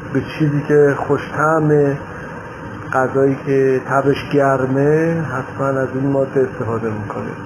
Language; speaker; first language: Persian; native; Persian